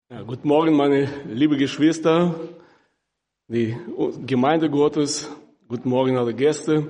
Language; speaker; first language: German; non-native, fluent; Russian